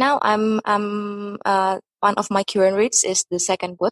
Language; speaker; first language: English; non-native, fluent; Indonesian